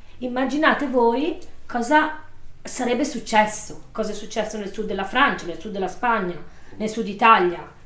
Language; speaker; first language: Italian; native; Italian